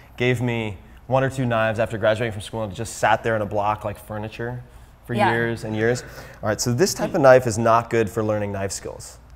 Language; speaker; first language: English; native; English